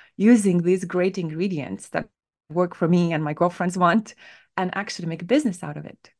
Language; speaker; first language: English; non-native, fluent; Estonian